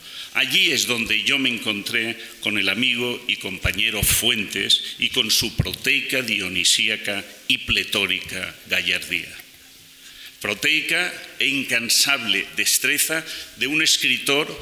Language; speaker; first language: Spanish; native; Spanish